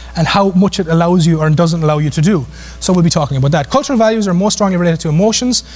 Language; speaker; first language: English; native; English